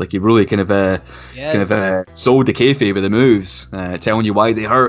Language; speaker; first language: English; native; English